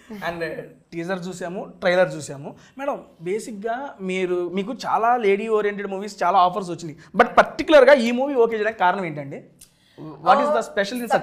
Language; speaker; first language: Telugu; native; Telugu